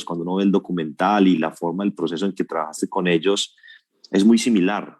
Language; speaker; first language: Spanish; native; Spanish